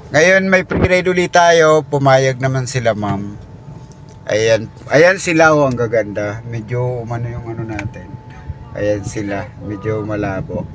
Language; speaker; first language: Filipino; non-native, local second language; Bikol